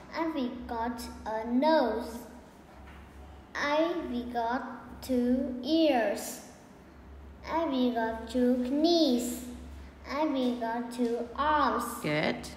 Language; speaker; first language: English; non-native, learner; Vietnamese